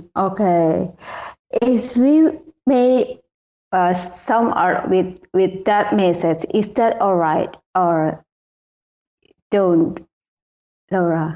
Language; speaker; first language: English; non-native, learner; Indonesian